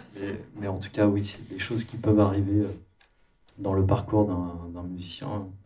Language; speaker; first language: French; native; French